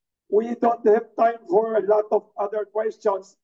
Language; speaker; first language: English; non-native, local second language; Filipino